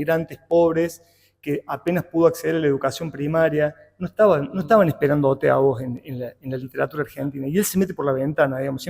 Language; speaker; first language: Spanish; native; Spanish